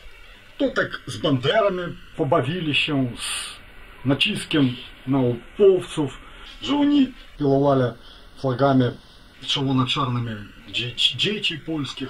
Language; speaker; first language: Polish; non-native, fluent; Ukrainian